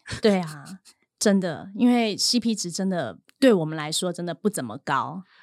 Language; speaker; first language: Chinese; native; Chinese